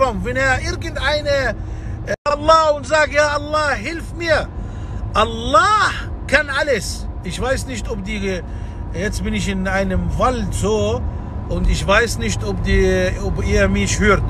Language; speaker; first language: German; non-native, fluent; Arabic